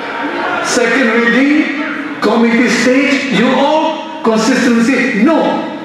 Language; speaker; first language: English; non-native, local second language; Malay